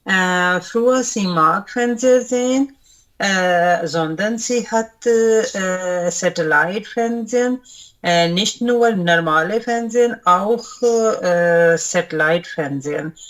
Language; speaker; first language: German; non-native, learner; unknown